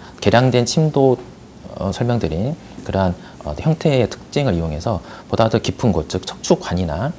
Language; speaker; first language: Korean; native; Korean